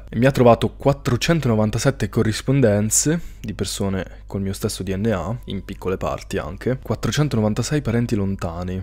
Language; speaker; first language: Italian; native; Italian